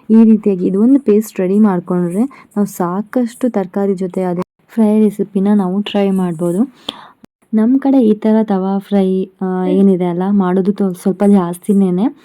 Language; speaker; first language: Kannada; non-native, local second language; Konkani